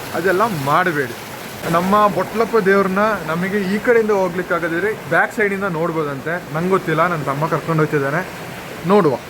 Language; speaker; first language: Kannada; non-native, local second language; Kodava